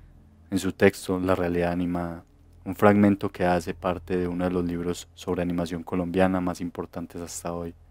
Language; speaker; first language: Spanish; native; Spanish